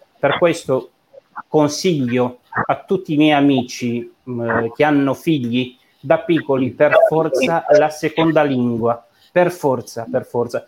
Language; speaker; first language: Italian; non-native, fluent; Romanian